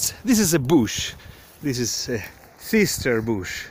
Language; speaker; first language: English; non-native, learner; Ukrainian